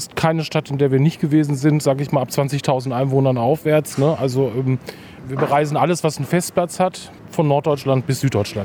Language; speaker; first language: German; native; German